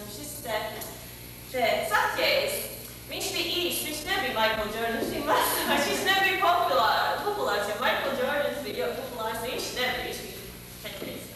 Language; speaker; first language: Latvian; early bilingual, heritage; Latvian